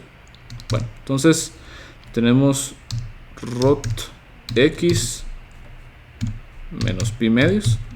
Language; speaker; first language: Spanish; native; Spanish